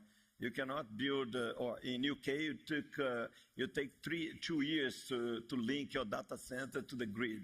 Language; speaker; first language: English; non-native, fluent; Portuguese